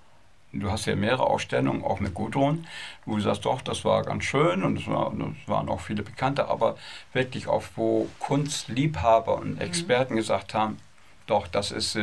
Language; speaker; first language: German; native; German